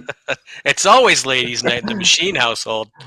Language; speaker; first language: English; native; English